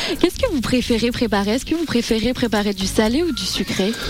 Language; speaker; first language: French; native; French